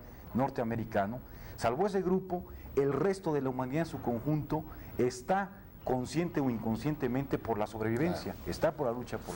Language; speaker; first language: Spanish; native; Spanish